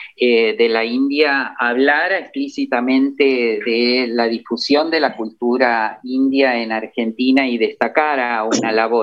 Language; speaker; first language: Spanish; native; Spanish